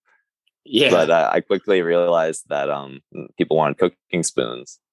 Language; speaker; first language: English; native; English